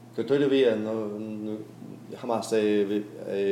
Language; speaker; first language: Spanish; non-native, learner; English